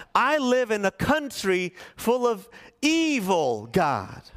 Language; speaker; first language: English; native; English